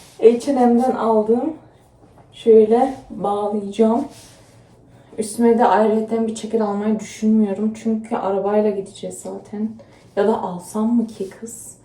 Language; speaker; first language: Turkish; early bilingual, heritage; Turkish